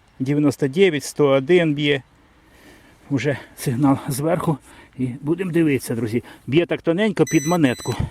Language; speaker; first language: Ukrainian; non-native, local second language; Russian